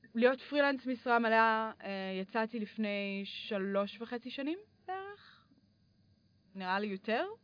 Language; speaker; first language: Hebrew; early bilingual, other home language; English